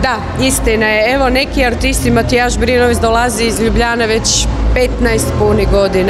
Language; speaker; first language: Croatian; native; Croatian